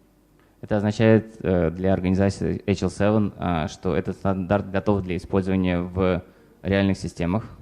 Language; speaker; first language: Russian; native; Russian